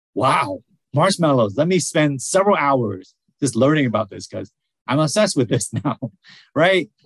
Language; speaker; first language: English; early bilingual, other home language; Vietnamese